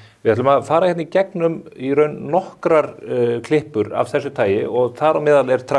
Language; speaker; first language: Icelandic; native; Icelandic